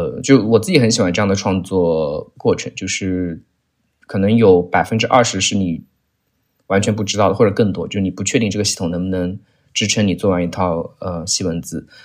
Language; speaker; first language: Chinese; native; Chinese